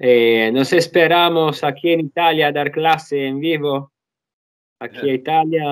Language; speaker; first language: Spanish; non-native, learner; Italian